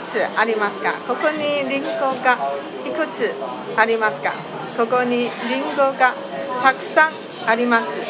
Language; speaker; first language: Japanese; non-native, learner; Chinese